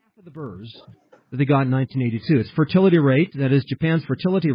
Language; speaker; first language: English; early bilingual, heritage; English